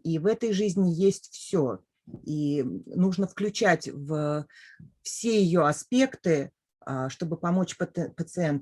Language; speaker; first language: Russian; native; Russian